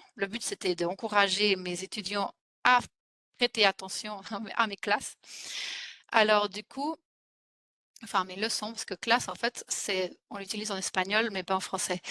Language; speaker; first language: French; non-native, fluent; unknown